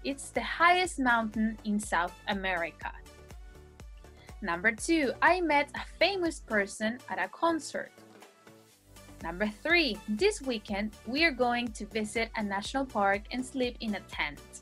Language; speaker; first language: English; non-native, fluent; Spanish